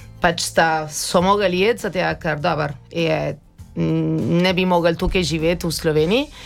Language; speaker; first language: Slovenian; early bilingual, heritage; Slovenian